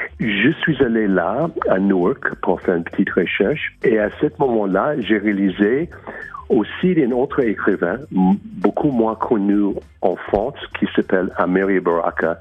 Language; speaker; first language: French; non-native, fluent; English